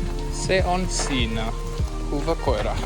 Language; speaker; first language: Finnish; non-native, learner; English